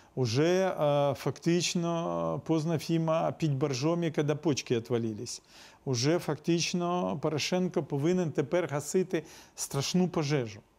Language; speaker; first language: Ukrainian; non-native, local second language; Russian